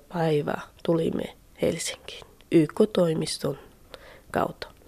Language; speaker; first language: Finnish; non-native, learner; Central Kurdish